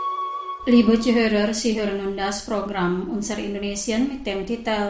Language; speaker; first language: German; non-native, fluent; Indonesian